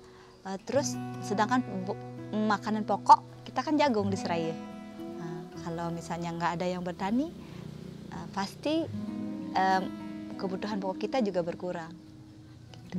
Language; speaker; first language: Indonesian; non-native, local second language; Balinese